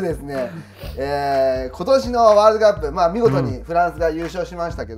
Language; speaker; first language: Japanese; native; Japanese